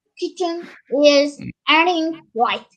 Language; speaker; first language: English; non-native, learner; Turkish